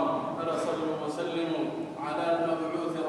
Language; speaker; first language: Arabic; non-native, local second language; Somali